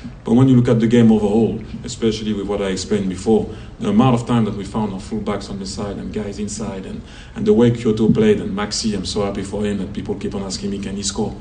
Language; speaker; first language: English; non-native, fluent; French